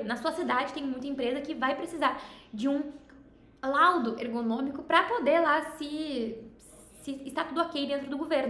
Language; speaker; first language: Portuguese; native; Portuguese